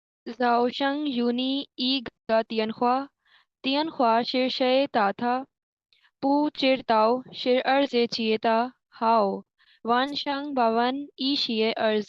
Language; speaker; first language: Chinese; non-native, learner; Urdu